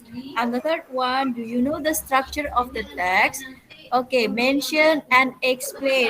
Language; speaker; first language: English; non-native, fluent; Indonesian